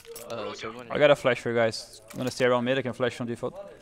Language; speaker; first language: English; non-native, fluent; Portuguese